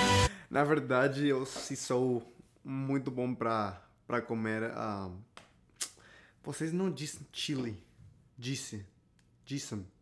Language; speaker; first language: Portuguese; non-native, learner; Spanish